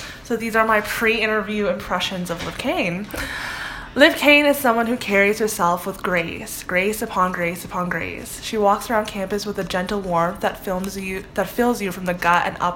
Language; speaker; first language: English; native; English